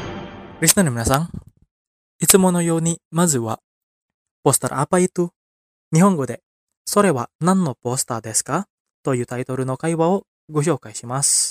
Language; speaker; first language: Japanese; non-native, fluent; Indonesian